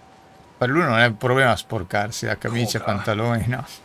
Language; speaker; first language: Italian; native; Italian